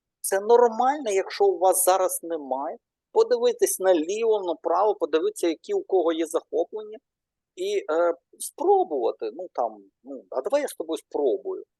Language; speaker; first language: Ukrainian; non-native, local second language; Russian